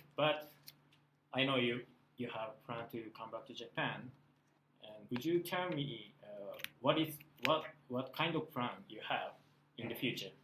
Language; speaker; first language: English; non-native, learner; Japanese